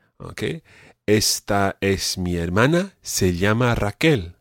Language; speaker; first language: Spanish; non-native, fluent; English